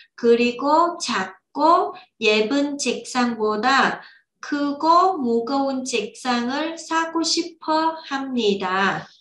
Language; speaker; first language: Korean; non-native, fluent; Vietnamese